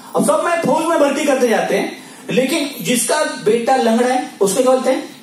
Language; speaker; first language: Hindi; non-native, local second language; Marathi